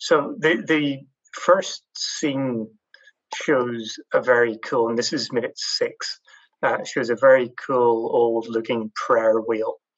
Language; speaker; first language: English; native; English